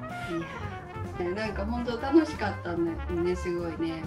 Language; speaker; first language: Japanese; native; Japanese